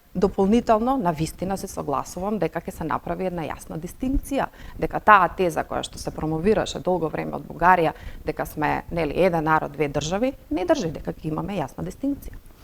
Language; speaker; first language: Macedonian; non-native, local second language; Bosnian